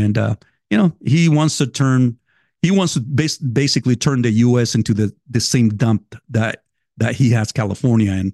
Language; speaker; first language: English; non-native, fluent; Spanish